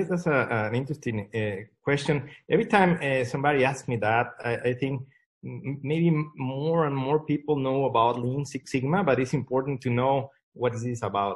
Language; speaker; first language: English; non-native, fluent; Spanish